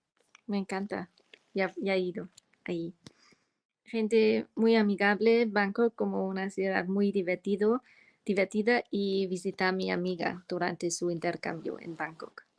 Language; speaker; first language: Spanish; non-native, fluent; German